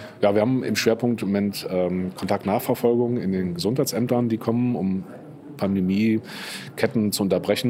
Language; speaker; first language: German; native; German